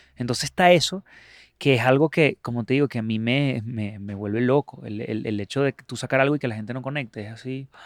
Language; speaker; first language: Spanish; native; Spanish